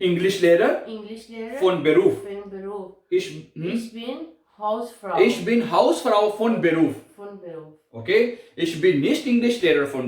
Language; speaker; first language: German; non-native, learner; Urdu